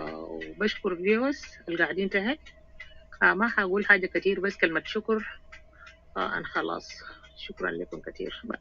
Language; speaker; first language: Arabic; non-native, local second language; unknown